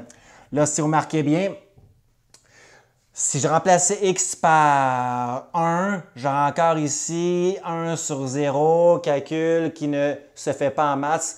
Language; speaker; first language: French; native; French